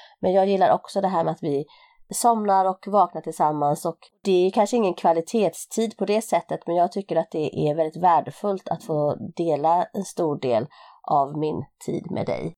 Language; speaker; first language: Swedish; native; Swedish